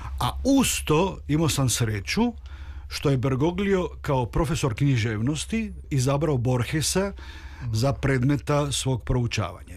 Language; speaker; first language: Croatian; early bilingual, heritage; Croatian